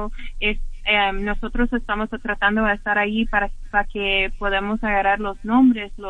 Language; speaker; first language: Spanish; early bilingual, heritage; English